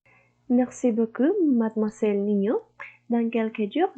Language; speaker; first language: French; non-native, learner; Spanish